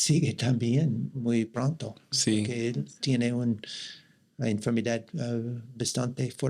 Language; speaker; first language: Spanish; non-native, learner; English